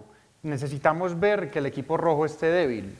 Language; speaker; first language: Spanish; native; Spanish